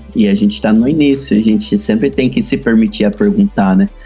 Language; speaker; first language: Portuguese; native; Portuguese